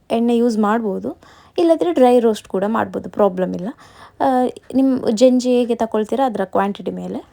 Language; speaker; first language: Kannada; non-native, local second language; Tulu